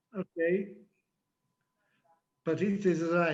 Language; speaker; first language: English; non-native, learner; Italian